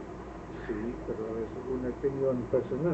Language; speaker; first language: Spanish; non-native, fluent; Welsh